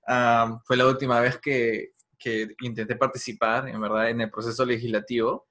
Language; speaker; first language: Spanish; non-native, fluent; English